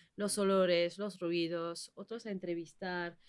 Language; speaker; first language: Spanish; non-native, fluent; Basque